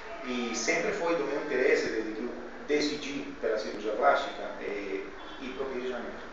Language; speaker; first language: Portuguese; non-native, fluent; Spanish